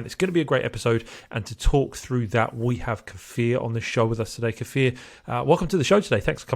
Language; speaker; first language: English; native; English